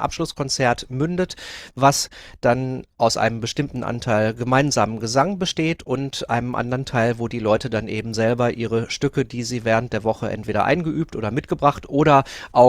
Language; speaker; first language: German; native; German